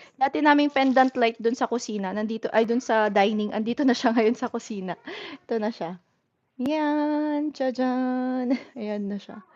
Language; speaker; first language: Filipino; native; Filipino